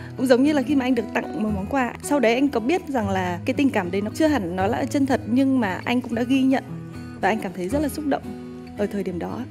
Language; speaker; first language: Vietnamese; native; Vietnamese